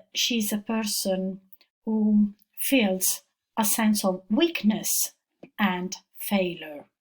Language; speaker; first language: English; non-native, fluent; Italian